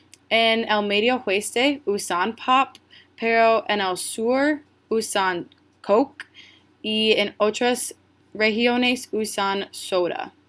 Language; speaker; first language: Spanish; non-native, learner; English